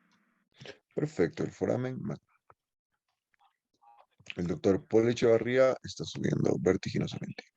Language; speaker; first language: Spanish; native; Spanish